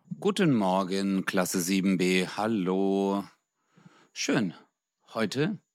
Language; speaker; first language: German; early bilingual, other home language; Turkish